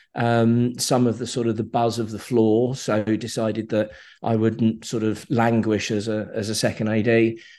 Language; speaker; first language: English; native; English